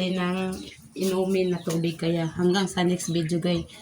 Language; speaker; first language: Filipino; non-native, local second language; Cebuano